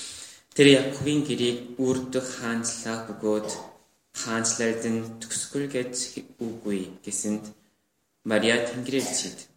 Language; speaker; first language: Mongolian; non-native, learner; Korean